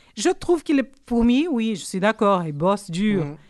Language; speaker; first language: French; non-native, fluent; Portuguese